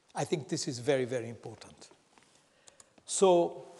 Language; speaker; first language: English; non-native, fluent; Italian